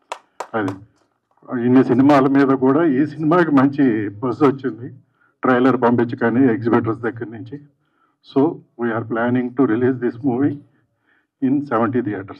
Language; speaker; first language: Telugu; native; Telugu